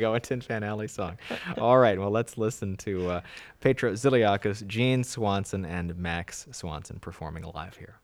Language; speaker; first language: English; native; English